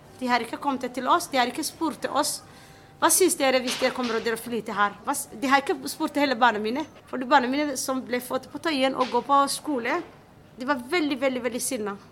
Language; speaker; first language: Norwegian; non-native, fluent; Somali